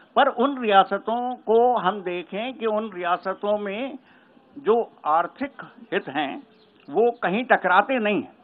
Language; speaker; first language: Hindi; native; Hindi